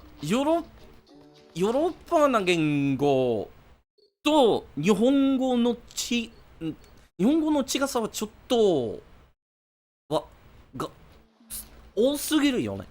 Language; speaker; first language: Japanese; non-native, learner; English